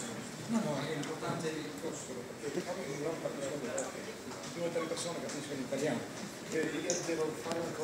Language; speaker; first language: Italian; non-native, fluent; Albanian